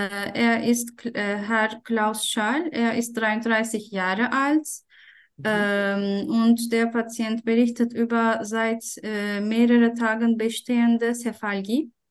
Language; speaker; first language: German; non-native, fluent; Turkish